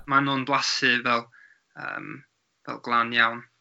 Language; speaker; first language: Welsh; non-native, learner; English